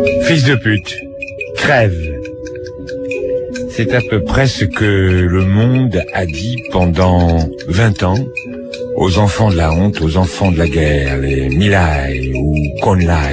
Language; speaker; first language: French; native; French